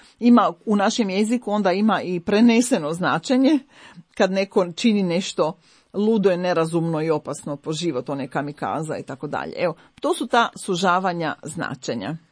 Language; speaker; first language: Croatian; native; Croatian